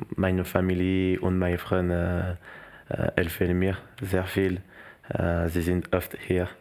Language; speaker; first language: German; non-native, learner; French